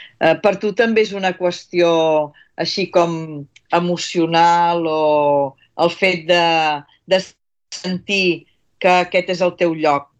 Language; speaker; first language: Catalan; native; Catalan